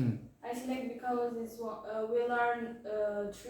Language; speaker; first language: English; non-native, learner; Turkish